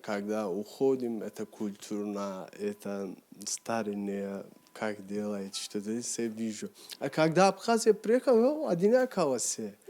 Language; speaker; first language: Russian; non-native, learner; Turkish